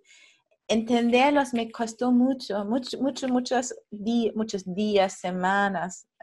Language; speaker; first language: Spanish; non-native, fluent; German